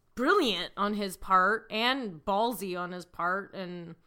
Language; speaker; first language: English; early bilingual, other home language; Hindi